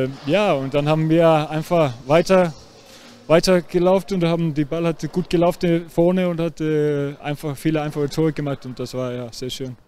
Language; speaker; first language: German; non-native, learner; English